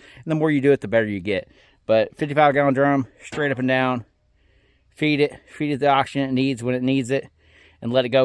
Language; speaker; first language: English; native; English